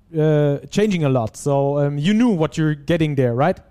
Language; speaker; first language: English; non-native, fluent; German